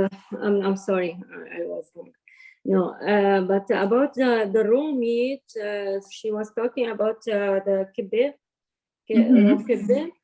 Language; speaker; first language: English; non-native, learner; Arabic